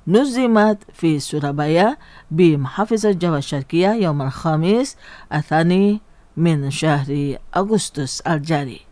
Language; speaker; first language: Arabic; non-native, fluent; Indonesian